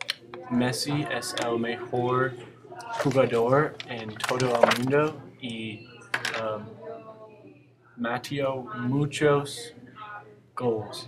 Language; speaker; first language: Spanish; non-native, learner; English